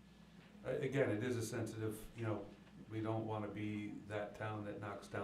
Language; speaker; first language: English; native; English